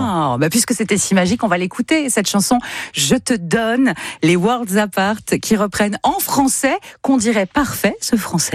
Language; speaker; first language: French; native; French